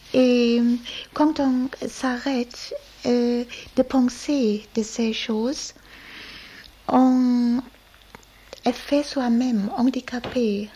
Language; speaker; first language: French; non-native, learner; German